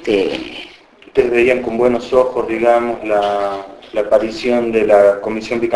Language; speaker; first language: Spanish; native; Spanish